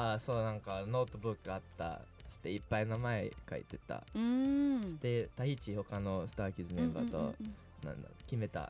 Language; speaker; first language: Japanese; non-native, fluent; English